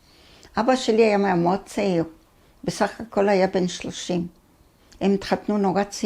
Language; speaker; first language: Hebrew; early bilingual, other home language; Arabic